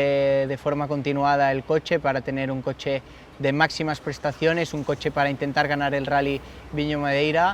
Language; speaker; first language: Spanish; native; Spanish